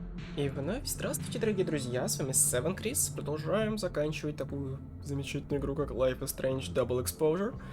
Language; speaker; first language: Russian; native; Russian